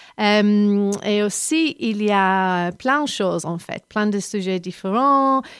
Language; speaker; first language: French; non-native, fluent; English